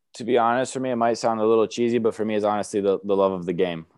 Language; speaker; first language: English; early bilingual, other home language; Romanian